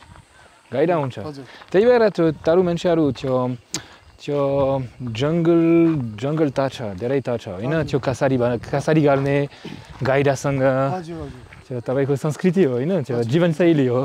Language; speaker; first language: Nepali; non-native, learner; French